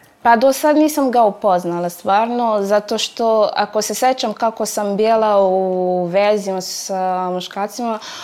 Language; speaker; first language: Croatian; non-native, fluent; French